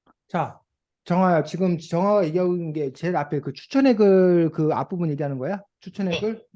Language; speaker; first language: Korean; native; Korean